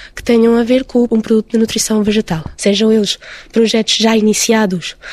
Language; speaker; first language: Portuguese; early bilingual, heritage; Portuguese